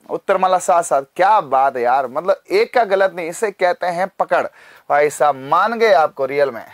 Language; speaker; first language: Hindi; native; Hindi